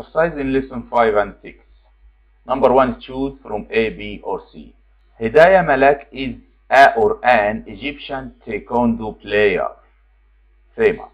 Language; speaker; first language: English; non-native, fluent; Arabic